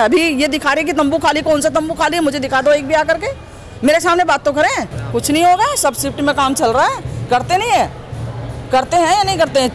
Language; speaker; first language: Hindi; native; Hindi